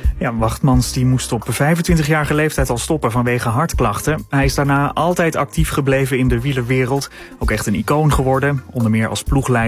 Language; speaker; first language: Dutch; native; Dutch